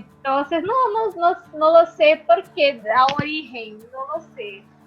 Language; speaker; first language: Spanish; non-native, learner; Portuguese